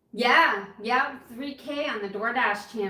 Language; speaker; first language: English; native; English